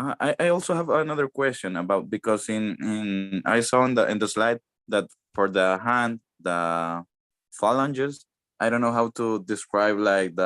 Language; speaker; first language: English; non-native, learner; Spanish